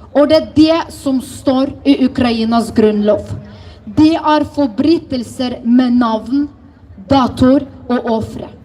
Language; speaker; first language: Norwegian; non-native, fluent; Ukrainian